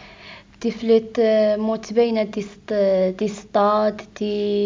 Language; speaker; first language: Dutch; non-native, learner; Arabic